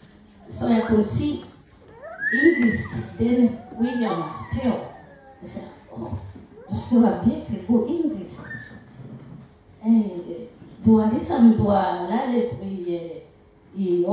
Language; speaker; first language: Danish; non-native, learner; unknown